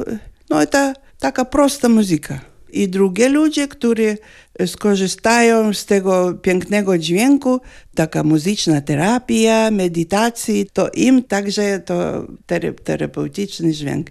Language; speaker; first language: Polish; non-native, learner; Lithuanian